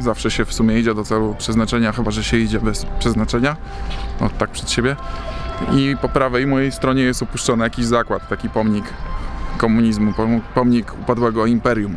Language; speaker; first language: Polish; native; Polish